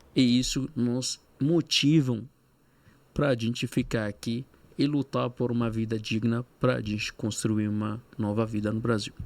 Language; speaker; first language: Portuguese; non-native, fluent; Arabic